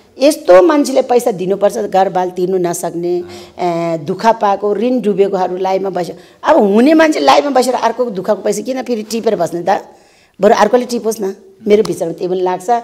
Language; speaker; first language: Nepali; non-native, local second language; Eastern Tamang